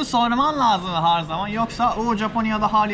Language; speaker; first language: Turkish; non-native, fluent; Japanese